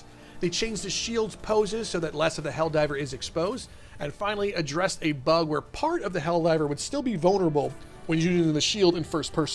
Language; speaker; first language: English; native; English